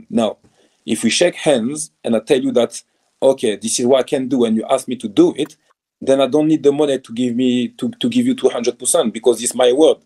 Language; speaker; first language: English; non-native, fluent; French